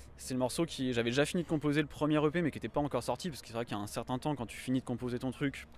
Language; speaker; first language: French; native; French